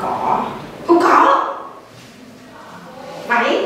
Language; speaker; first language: Vietnamese; non-native, learner; Thai